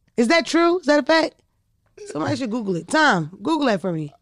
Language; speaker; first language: English; early bilingual, other home language; Yoruba